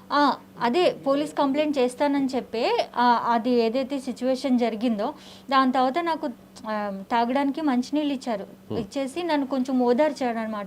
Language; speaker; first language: Telugu; native; Telugu